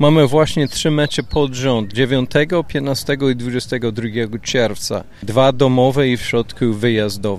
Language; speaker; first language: Polish; non-native, fluent; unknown